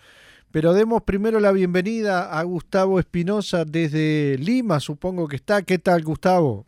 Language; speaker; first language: Spanish; native; Spanish